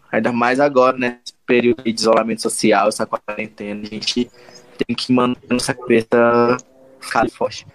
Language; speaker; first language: Portuguese; native; Portuguese